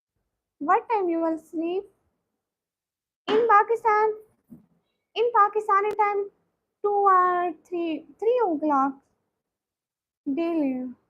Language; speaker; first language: English; non-native, learner; Punjabi